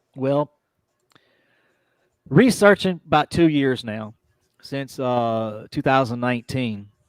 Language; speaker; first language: English; native; English